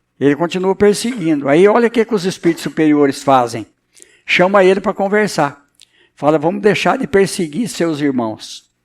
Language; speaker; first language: Portuguese; native; Portuguese